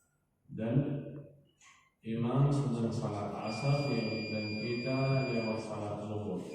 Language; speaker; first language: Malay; non-native, learner; Arabic